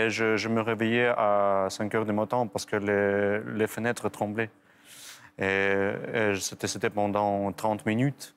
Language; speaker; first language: French; non-native, fluent; Ukrainian